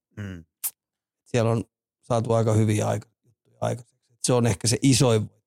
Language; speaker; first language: Finnish; native; Finnish